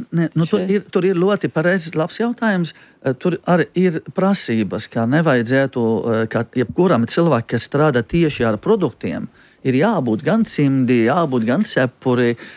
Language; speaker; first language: Latvian; non-native, fluent; Arabic